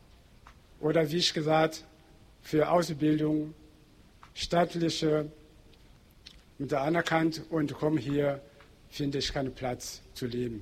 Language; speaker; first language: German; non-native, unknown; Portuguese